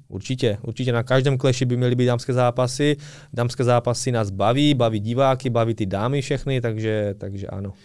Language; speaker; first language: Czech; early bilingual, other home language; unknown